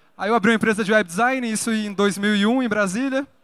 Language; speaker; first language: Portuguese; native; Portuguese